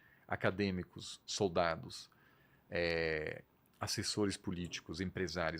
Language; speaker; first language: Portuguese; non-native, fluent; German